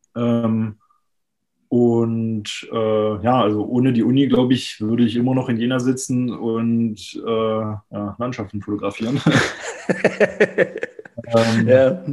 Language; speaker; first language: German; native; German